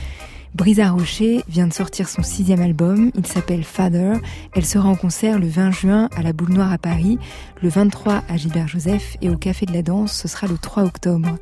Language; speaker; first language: French; native; French